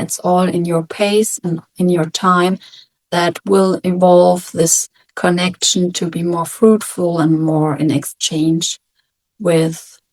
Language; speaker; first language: English; non-native, fluent; German